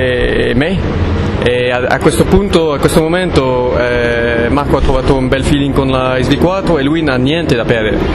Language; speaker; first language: Italian; non-native, fluent; French